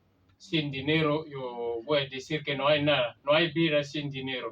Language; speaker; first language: Spanish; non-native, learner; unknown